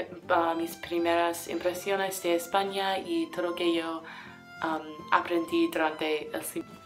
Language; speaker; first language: Spanish; non-native, learner; English